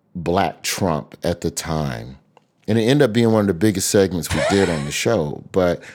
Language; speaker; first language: English; native; English